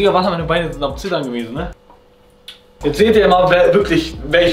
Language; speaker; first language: German; native; German